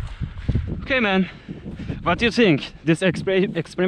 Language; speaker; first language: English; non-native, learner; Turkish